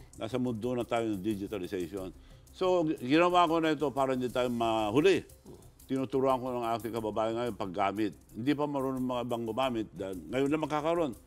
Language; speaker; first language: Filipino; non-native, local second language; Iloko